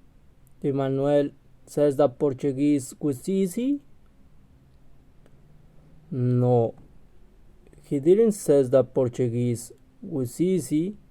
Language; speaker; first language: English; non-native, learner; Spanish